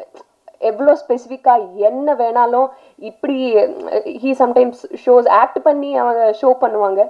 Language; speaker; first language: Tamil; non-native, learner; Telugu